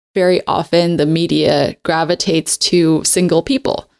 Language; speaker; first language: English; native; English